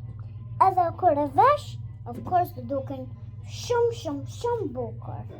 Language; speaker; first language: Albanian; early bilingual, heritage; Albanian